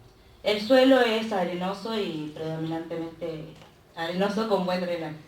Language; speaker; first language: Spanish; native; Spanish